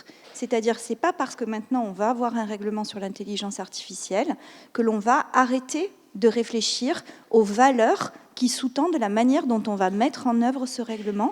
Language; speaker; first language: French; native; French